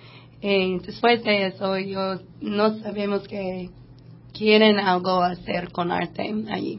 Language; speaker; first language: Spanish; non-native, learner; English